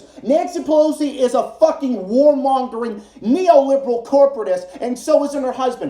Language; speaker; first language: English; native; English